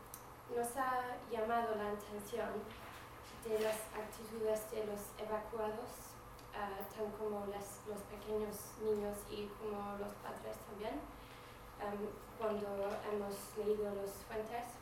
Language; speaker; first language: Spanish; non-native, fluent; English